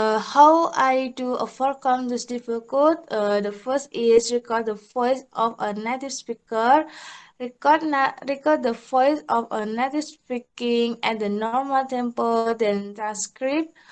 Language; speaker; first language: English; non-native, learner; Indonesian